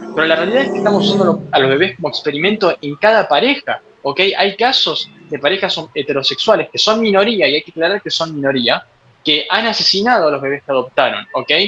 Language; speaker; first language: Spanish; native; Spanish